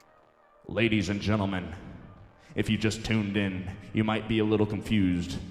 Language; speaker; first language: English; native; English